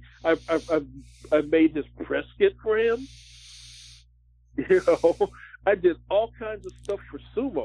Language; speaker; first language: English; native; English